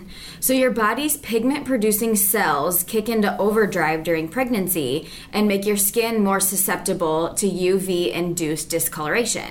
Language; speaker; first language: English; native; English